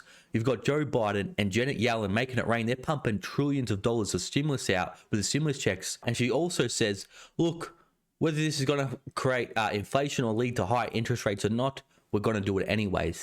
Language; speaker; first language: English; native; English